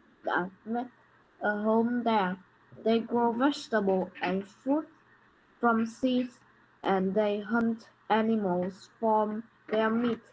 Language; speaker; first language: English; non-native, learner; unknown